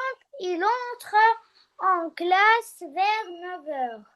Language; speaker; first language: French; non-native, learner; Arabic